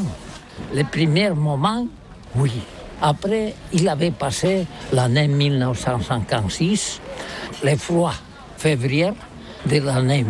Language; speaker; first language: French; non-native, learner; Catalan